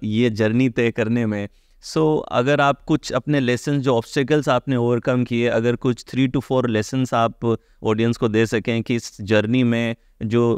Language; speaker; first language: Hindi; native; Hindi